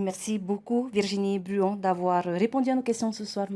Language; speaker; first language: French; native; French